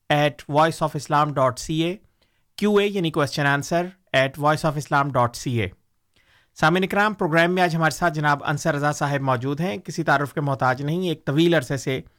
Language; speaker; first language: Urdu; native; Urdu